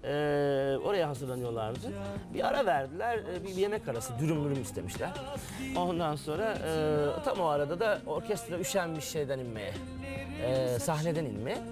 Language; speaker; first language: Turkish; native; Turkish